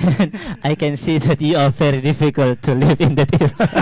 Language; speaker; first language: English; non-native, learner; Indonesian